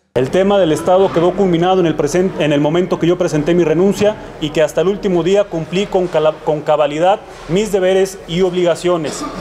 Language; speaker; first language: Spanish; native; Spanish